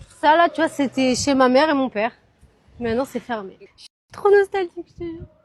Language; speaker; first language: French; early bilingual, other home language; Arabic